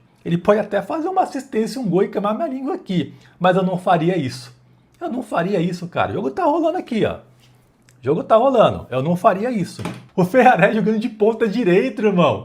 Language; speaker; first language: Portuguese; native; Portuguese